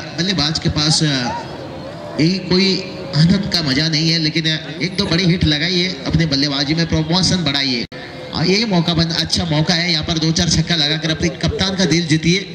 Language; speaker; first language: Hindi; non-native, local second language; Marathi